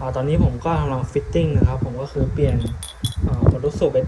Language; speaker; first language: Thai; native; Thai